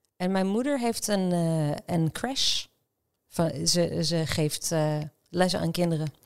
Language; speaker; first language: Dutch; non-native, fluent; Hebrew